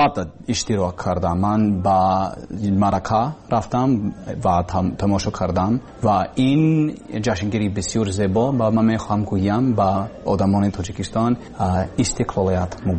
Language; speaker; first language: Persian; non-native, learner; English